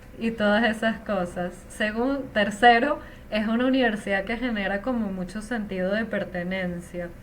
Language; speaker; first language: Spanish; native; Spanish